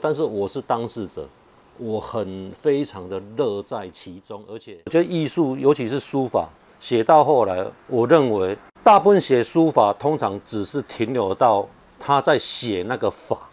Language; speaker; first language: Chinese; non-native, local second language; Min Nan Chinese